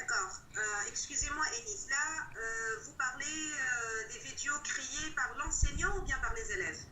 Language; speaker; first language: French; non-native, local second language; Arabic